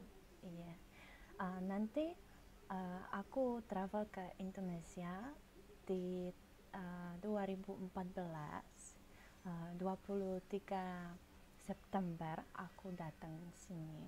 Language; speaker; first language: Indonesian; non-native, learner; Polish